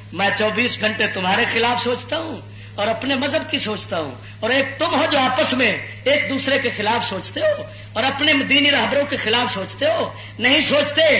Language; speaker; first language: Urdu; non-native, local second language; Punjabi